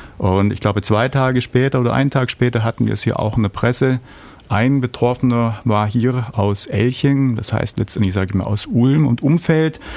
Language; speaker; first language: German; native; German